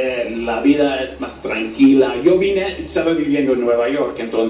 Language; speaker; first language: Spanish; early bilingual, heritage; Spanish